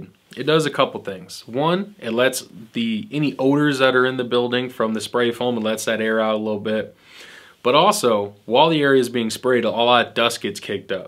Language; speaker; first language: English; native; English